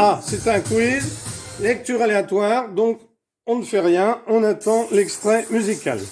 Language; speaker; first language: French; native; French